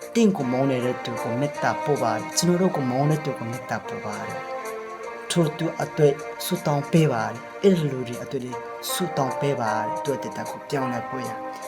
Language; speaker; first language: Burmese; non-native, local second language; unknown